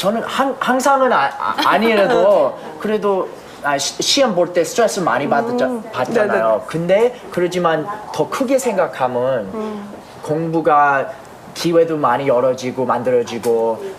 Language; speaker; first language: Korean; early bilingual, heritage; English